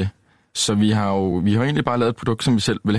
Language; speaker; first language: Danish; native; Danish